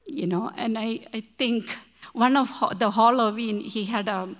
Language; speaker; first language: English; non-native, local second language; Malayalam